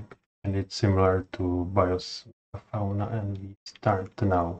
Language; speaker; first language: English; non-native, fluent; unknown